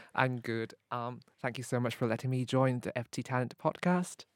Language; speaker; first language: English; non-native, local second language; Cantonese